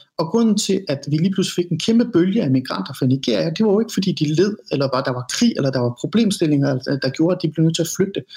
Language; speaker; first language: Danish; early bilingual, other home language; Persian